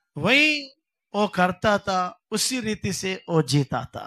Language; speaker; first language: Hindi; non-native, local second language; Telugu